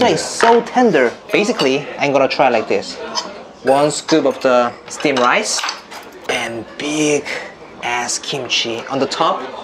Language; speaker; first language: English; non-native, fluent; Korean